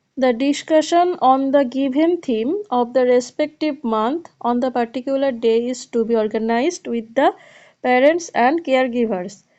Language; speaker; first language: English; non-native, local second language; Bangla